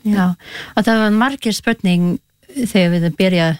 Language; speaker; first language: Icelandic; non-native, learner; Spanish